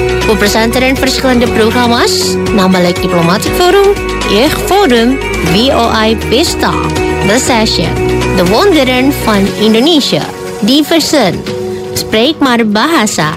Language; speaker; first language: Dutch; non-native, fluent; Indonesian